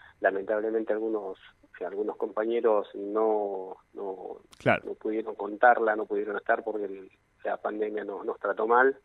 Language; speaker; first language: Spanish; native; Spanish